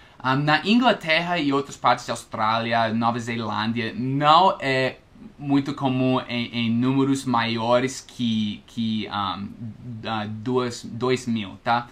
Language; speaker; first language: Portuguese; non-native, fluent; English